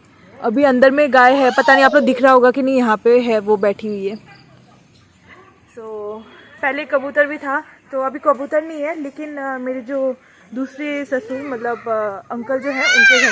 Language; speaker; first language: Hindi; native; Hindi